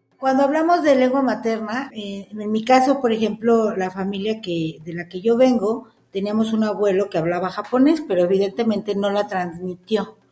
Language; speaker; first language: Spanish; native; Spanish